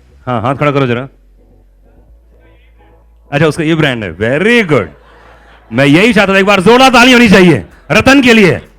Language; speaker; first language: Hindi; native; Hindi